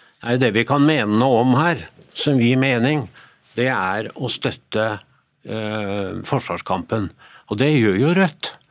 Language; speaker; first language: Norwegian; native; Norwegian